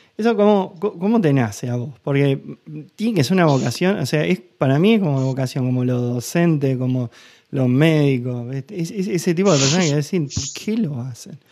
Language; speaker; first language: Spanish; native; Spanish